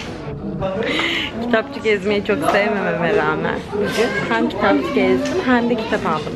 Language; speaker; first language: Turkish; native; Turkish